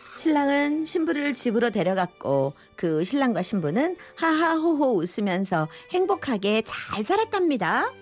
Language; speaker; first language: Korean; native; Korean